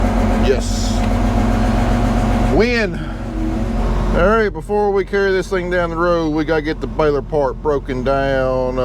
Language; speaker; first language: English; native; English